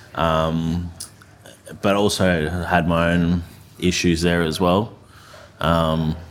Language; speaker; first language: English; native; English